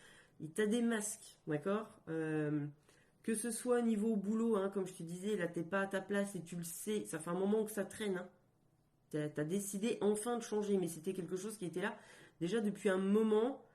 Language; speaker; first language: French; native; French